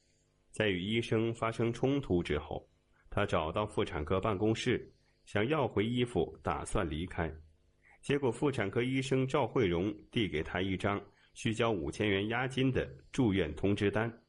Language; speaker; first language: Chinese; native; Chinese